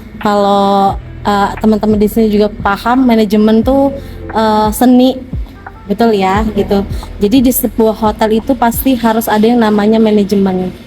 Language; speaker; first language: Indonesian; native; Indonesian